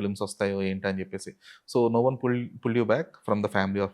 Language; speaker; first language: Telugu; native; Telugu